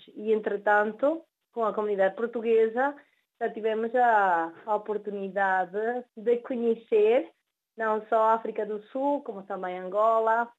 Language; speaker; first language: Portuguese; early bilingual, heritage; Spanish